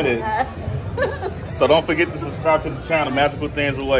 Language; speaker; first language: English; native; English